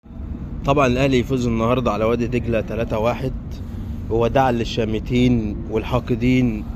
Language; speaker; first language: Arabic; native; Arabic